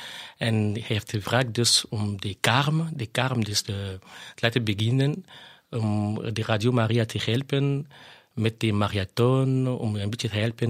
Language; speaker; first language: Dutch; non-native, fluent; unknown